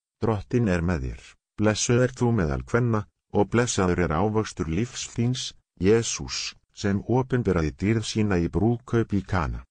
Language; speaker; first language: Icelandic; non-native, learner; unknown